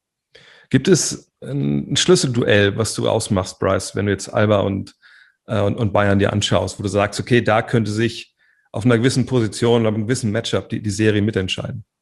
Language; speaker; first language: German; native; German